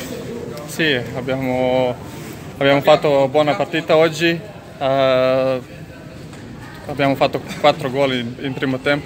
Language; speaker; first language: Italian; non-native, learner; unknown